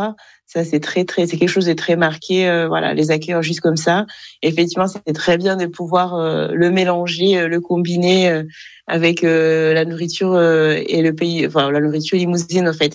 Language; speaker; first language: French; non-native, local second language; Kinyarwanda